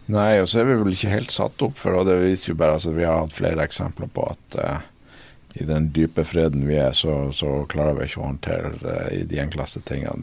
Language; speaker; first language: Norwegian; native; Norwegian